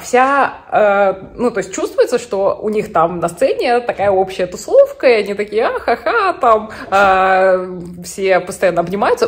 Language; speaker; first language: Russian; native; Russian